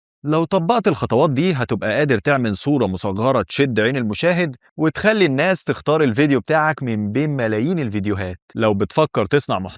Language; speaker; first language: Arabic; native; Arabic